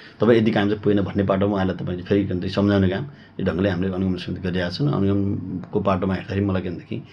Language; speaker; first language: Nepali; native; Nepali